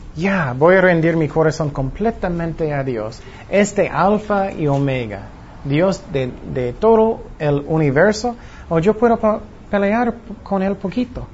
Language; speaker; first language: Spanish; non-native, fluent; English